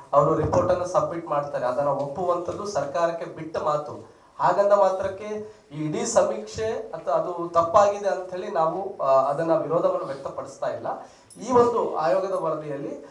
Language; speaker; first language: Kannada; non-native, local second language; Lambadi